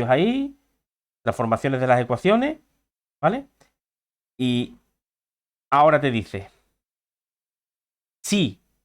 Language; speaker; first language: Spanish; native; Spanish